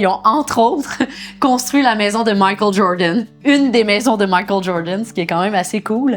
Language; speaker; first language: French; native; French